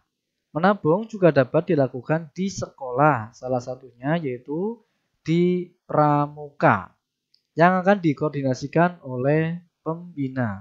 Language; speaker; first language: Indonesian; native; Indonesian